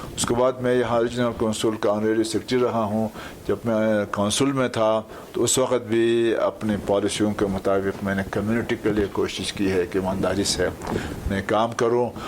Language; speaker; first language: Urdu; non-native, local second language; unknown